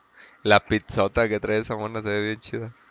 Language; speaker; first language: Spanish; native; Spanish